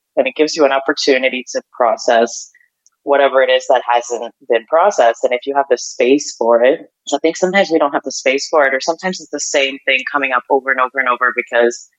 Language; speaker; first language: English; early bilingual, other home language; Ukrainian